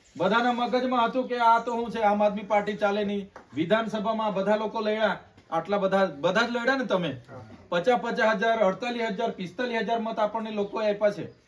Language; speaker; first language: Gujarati; native; Gujarati